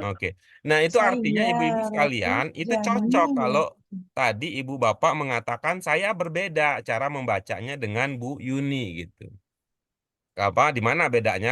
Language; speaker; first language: Indonesian; native; Indonesian